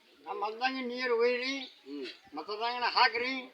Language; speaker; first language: Kannada; native; Kannada